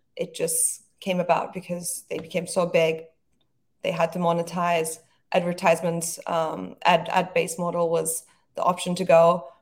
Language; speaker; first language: English; non-native, fluent; Turkish